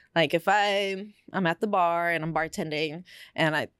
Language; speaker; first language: English; early bilingual, other home language; Spanish